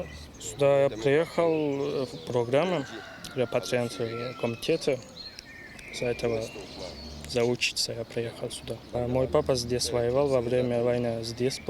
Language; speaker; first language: Russian; non-native, learner; Turkish